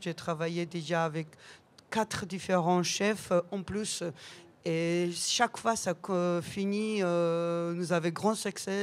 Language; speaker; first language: French; non-native, learner; Georgian